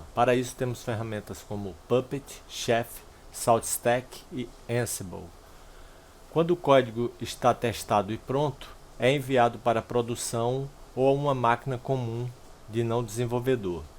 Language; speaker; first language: Portuguese; native; Portuguese